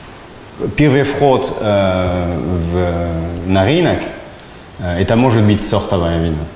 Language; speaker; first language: Russian; non-native, fluent; French